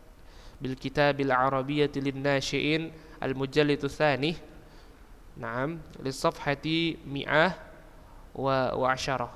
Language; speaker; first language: Arabic; non-native, fluent; Indonesian